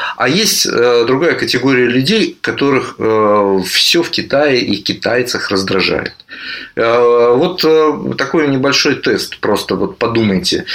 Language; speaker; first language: Russian; native; Russian